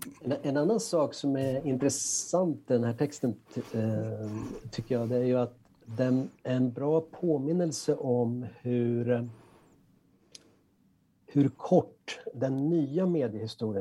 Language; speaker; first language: Swedish; native; Swedish